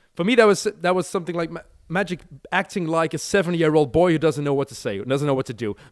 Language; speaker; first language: English; non-native, fluent; Dutch